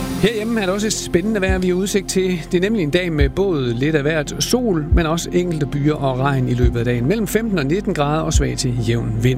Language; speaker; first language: Danish; native; Danish